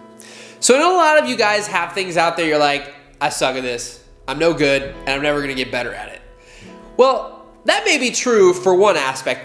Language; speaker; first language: English; native; English